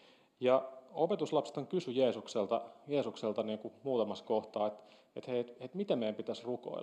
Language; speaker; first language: Finnish; native; Finnish